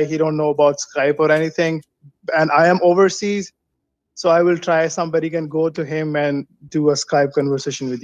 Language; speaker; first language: English; non-native, fluent; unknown